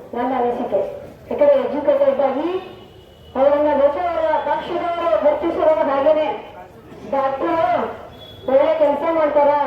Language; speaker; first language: Kannada; native; Kannada